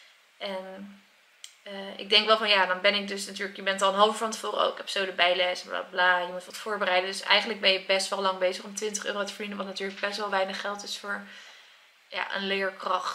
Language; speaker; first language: Dutch; native; Dutch